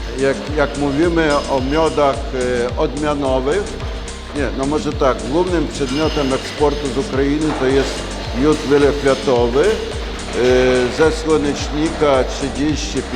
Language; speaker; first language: Polish; non-native, learner; Ukrainian